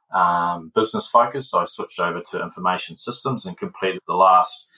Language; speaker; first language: English; native; English